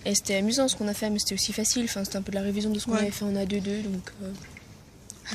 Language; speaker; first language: French; native; French